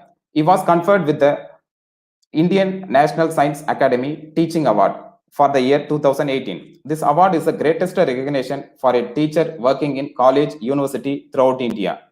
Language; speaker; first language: English; non-native, local second language; Tamil